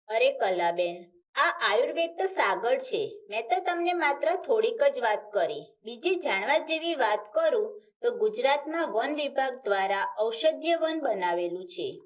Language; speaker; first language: Gujarati; native; Gujarati